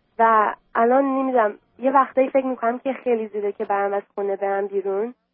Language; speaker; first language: Persian; early bilingual, heritage; Persian